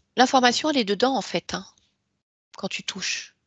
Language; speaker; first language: French; native; French